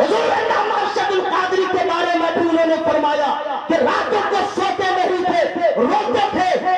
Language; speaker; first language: Urdu; native; Urdu